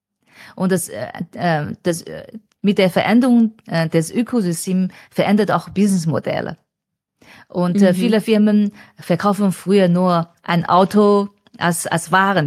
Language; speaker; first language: German; non-native, fluent; Chinese